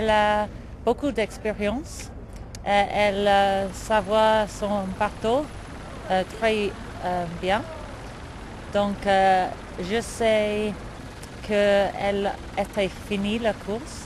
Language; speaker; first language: French; non-native, learner; English